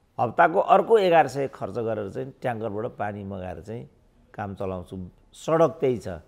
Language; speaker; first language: Nepali; native; Nepali